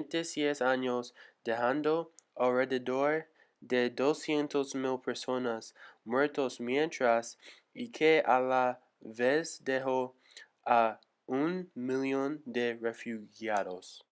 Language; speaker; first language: Spanish; non-native, learner; English